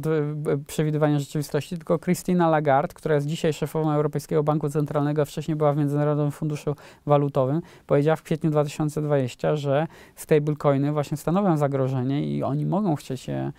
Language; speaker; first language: Polish; native; Polish